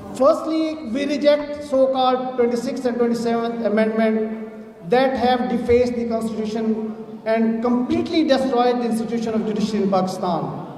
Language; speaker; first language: English; non-native, local second language; Urdu